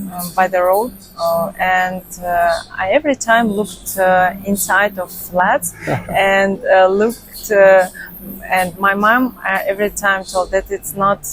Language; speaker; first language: English; non-native, learner; Russian